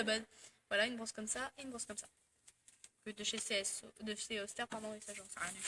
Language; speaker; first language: French; native; French